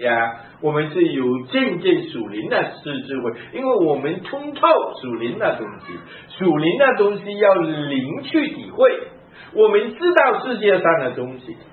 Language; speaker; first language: Chinese; native; Chinese